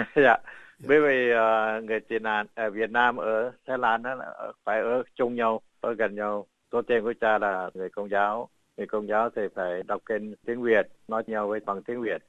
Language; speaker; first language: Vietnamese; early bilingual, heritage; Vietnamese